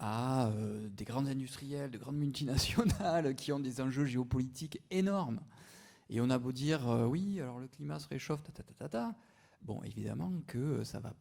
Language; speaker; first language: French; native; French